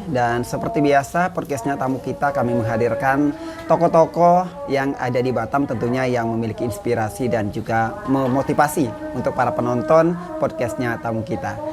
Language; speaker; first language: Indonesian; native; Indonesian